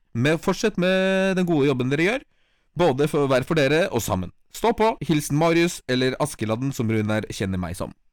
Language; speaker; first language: Norwegian; early bilingual, other home language; Polish